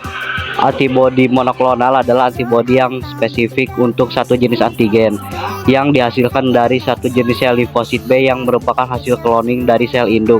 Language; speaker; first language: Indonesian; native; Indonesian